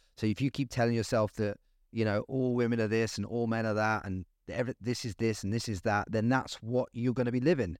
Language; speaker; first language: English; native; English